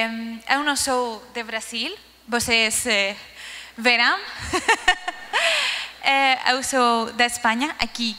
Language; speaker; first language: Portuguese; non-native, learner; Spanish